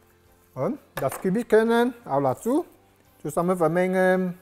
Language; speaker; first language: German; non-native, learner; Japanese